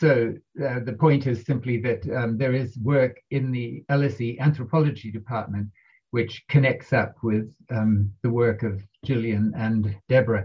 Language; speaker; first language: English; native; English